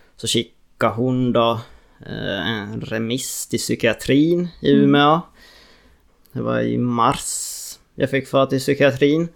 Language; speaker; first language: Swedish; native; Swedish